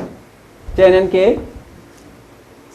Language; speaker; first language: Spanish; non-native, fluent; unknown